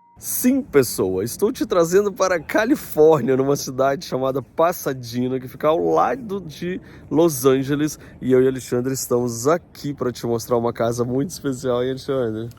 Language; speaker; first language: Portuguese; native; Portuguese